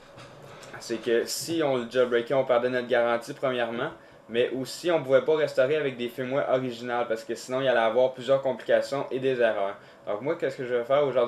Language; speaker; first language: French; native; French